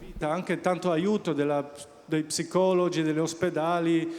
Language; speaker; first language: Italian; non-native, fluent; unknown